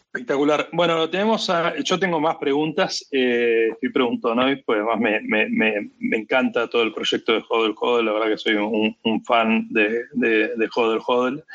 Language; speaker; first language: Spanish; native; Spanish